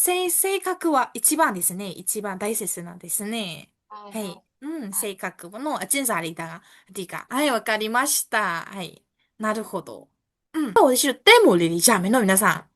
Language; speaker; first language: Japanese; non-native, fluent; Burmese